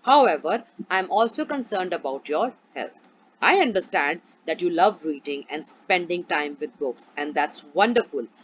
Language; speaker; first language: English; non-native, local second language; Punjabi